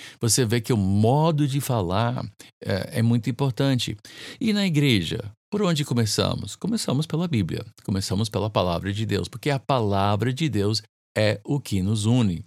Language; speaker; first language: Portuguese; non-native, fluent; English